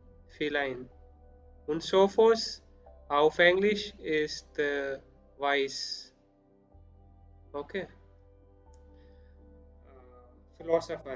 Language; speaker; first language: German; non-native, learner; Spanish